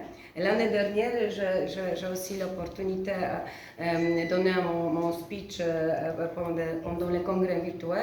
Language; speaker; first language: French; non-native, fluent; Polish